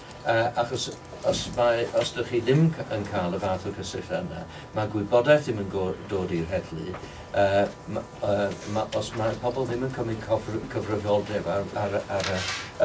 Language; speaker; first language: Welsh; non-native, local second language; English